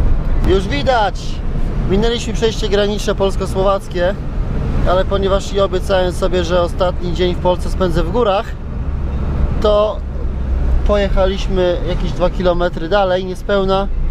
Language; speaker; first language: Polish; native; Polish